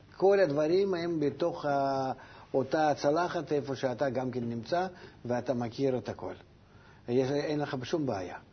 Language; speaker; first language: Hebrew; non-native, fluent; Russian